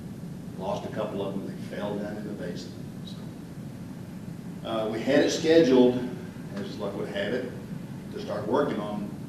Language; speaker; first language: English; native; English